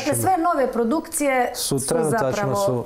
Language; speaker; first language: Croatian; native; Croatian